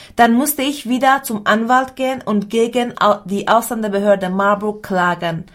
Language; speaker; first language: German; non-native, fluent; Persian